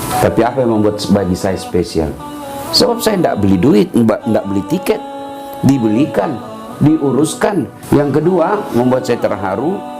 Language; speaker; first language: Indonesian; non-native, local second language; Buginese